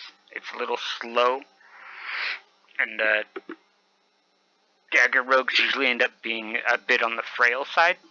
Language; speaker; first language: English; native; English